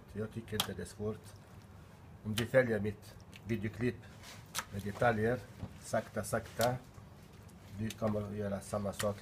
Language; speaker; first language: Swedish; non-native, learner; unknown